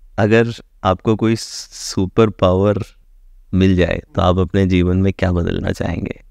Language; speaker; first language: Hindi; native; Hindi